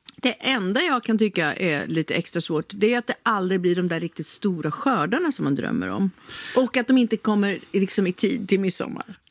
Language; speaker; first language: Swedish; native; Swedish